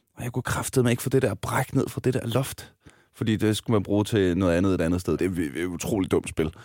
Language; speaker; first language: Danish; native; Danish